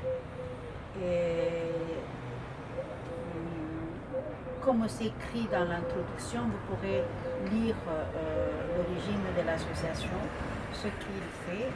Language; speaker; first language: French; non-native, fluent; Spanish